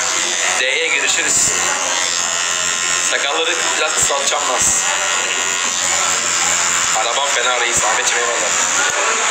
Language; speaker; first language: Turkish; native; Turkish